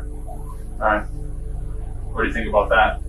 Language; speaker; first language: English; native; English